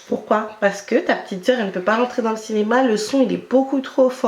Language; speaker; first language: French; native; French